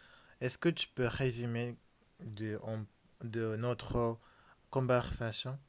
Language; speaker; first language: French; non-native, learner; Japanese